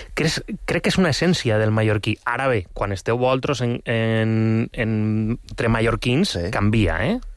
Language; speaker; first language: Catalan; non-native, local second language; Spanish